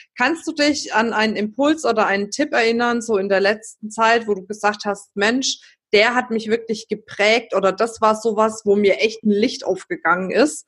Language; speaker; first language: German; native; German